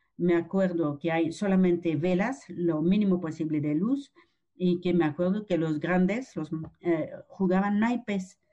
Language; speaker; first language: Spanish; non-native, fluent; French